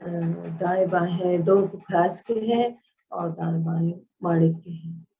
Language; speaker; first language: Hindi; native; Hindi